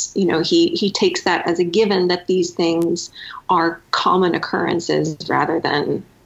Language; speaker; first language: English; native; English